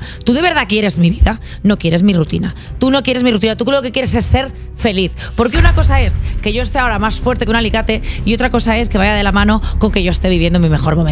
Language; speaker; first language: Spanish; native; Spanish